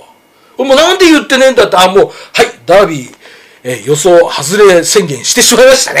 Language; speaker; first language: Japanese; native; Japanese